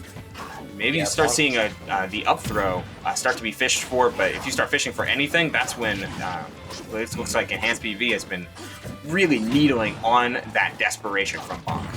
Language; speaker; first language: English; native; English